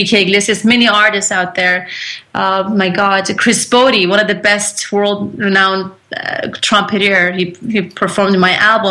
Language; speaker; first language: English; non-native, fluent; Persian